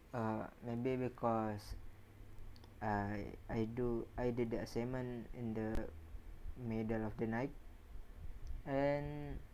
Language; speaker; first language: English; non-native, learner; Indonesian